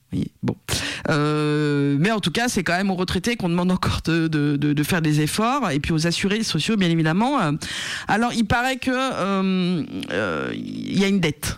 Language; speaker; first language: French; native; French